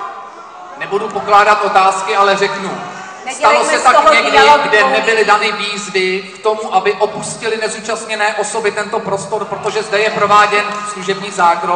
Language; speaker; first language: Czech; native; Czech